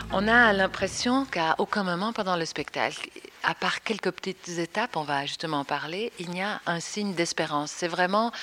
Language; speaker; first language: French; native; French